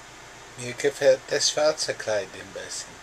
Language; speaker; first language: German; non-native, learner; English